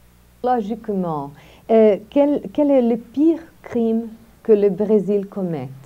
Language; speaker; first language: French; non-native, fluent; Portuguese